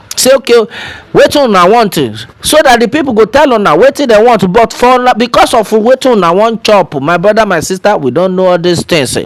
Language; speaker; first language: Nigerian Pidgin; non-native, local second language; Yoruba